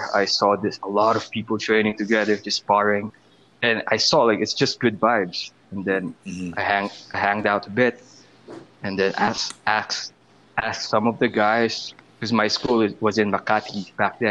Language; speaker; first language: English; non-native, local second language; Filipino